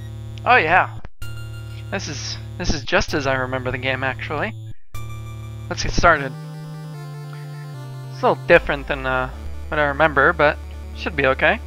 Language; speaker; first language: English; native; English